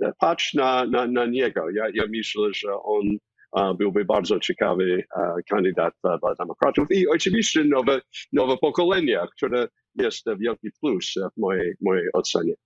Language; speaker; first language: Polish; non-native, fluent; English